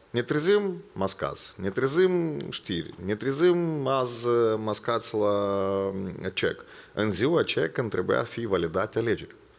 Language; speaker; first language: Romanian; non-native, local second language; Ukrainian